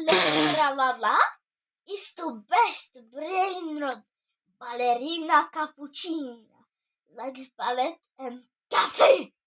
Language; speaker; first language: English; non-native, learner; Czech